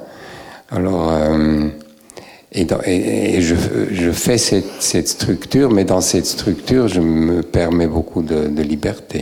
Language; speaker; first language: French; native; French